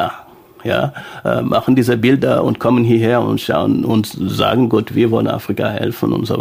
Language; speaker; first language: German; non-native, fluent; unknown